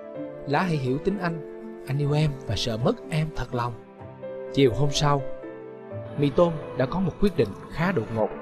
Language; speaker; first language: Vietnamese; native; Vietnamese